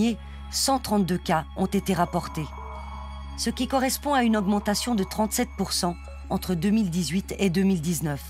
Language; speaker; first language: French; native; French